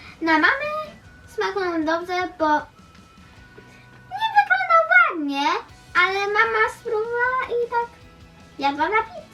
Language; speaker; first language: Polish; early bilingual, heritage; Polish